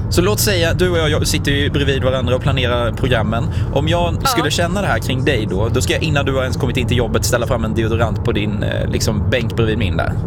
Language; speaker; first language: Swedish; native; Swedish